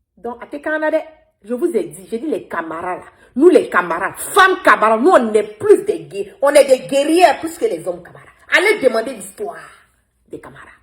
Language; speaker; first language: French; non-native, local second language; Bambara